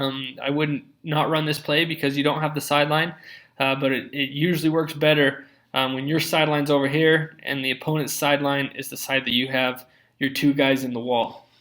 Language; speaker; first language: English; native; English